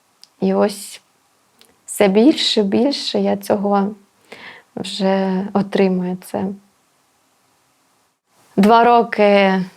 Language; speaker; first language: Ukrainian; non-native, local second language; Russian